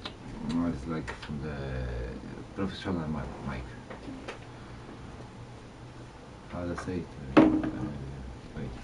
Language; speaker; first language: English; non-native, learner; Polish